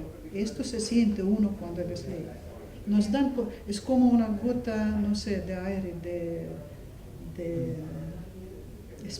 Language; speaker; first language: Spanish; non-native, fluent; Russian